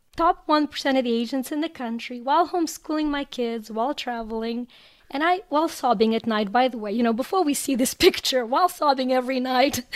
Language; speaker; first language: English; non-native, fluent; Ukrainian